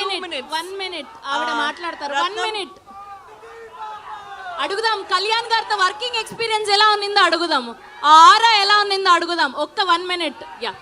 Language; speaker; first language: Telugu; native; Telugu